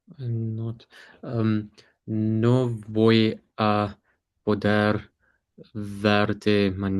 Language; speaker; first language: Spanish; non-native, learner; English